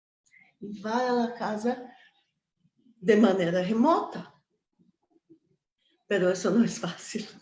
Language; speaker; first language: Spanish; non-native, fluent; Portuguese